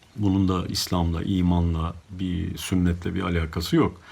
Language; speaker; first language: Turkish; native; Turkish